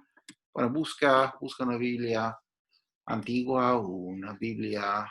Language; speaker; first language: Spanish; non-native, fluent; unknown